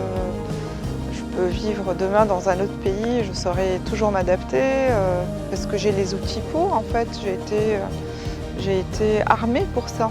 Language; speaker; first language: French; native; French